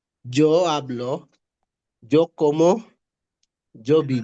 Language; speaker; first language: Spanish; non-native, learner; Filipino